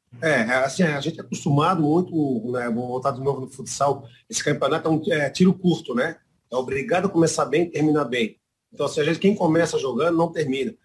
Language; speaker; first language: Portuguese; native; Portuguese